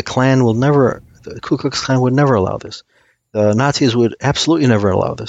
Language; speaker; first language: English; early bilingual, other home language; Assyrian Neo-Aramaic